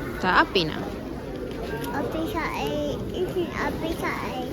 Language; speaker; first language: Finnish; non-native, learner; Thai